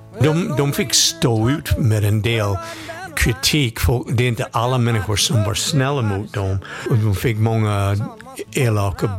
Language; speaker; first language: Swedish; non-native, fluent; English